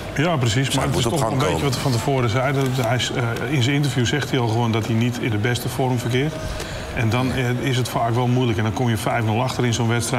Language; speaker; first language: Dutch; native; Dutch